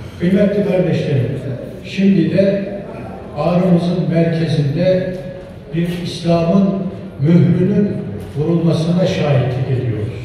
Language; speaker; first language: Turkish; native; Turkish